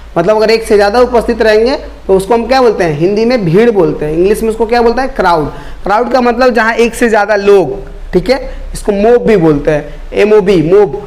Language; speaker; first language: Hindi; native; Hindi